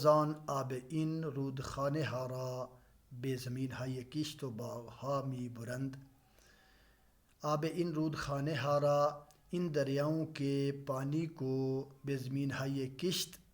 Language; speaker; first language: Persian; non-native, fluent; Urdu